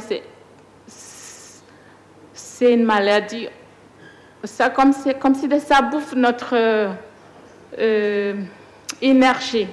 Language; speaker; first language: French; non-native, learner; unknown